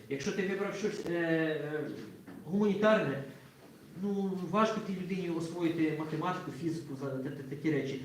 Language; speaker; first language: Ukrainian; native; Ukrainian